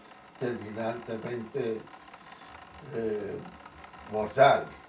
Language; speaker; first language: Spanish; non-native, fluent; Yiddish